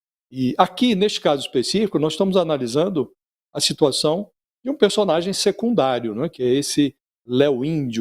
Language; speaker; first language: Portuguese; native; Portuguese